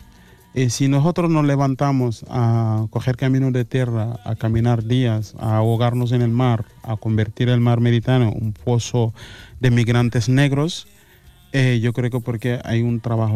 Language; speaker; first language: Spanish; non-native, fluent; Wolof